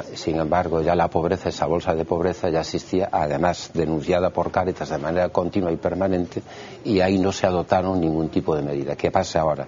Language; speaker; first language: Spanish; native; Spanish